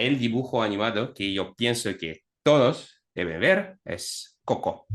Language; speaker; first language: Spanish; non-native, fluent; Russian